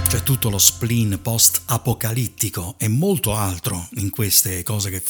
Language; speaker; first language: Italian; native; Italian